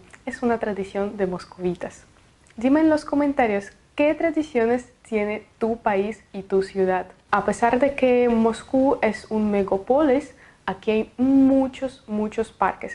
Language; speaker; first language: Spanish; non-native, fluent; Russian